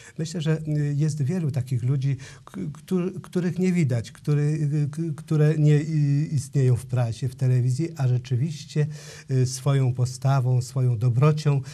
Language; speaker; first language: Polish; native; Polish